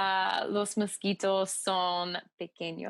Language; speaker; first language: Spanish; non-native, learner; English